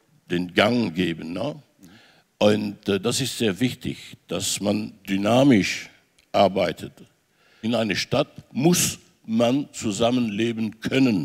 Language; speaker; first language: German; non-native, fluent; French